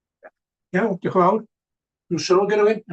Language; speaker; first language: Welsh; native; Welsh